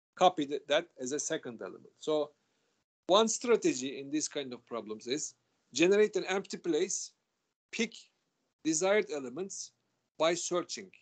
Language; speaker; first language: English; non-native, fluent; Turkish